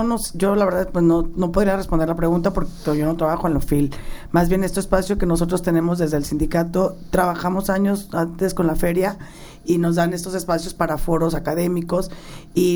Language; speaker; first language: Spanish; native; Spanish